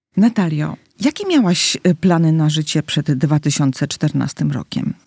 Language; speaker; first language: Polish; native; Polish